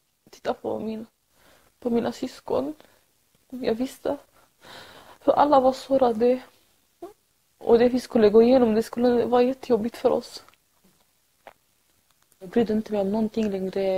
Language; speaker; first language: Swedish; early bilingual, other home language; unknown